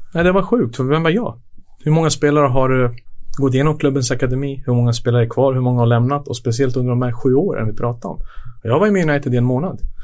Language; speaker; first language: Swedish; early bilingual, other home language; Serbian